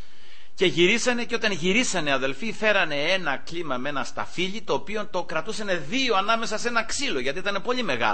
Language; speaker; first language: Greek; native; Greek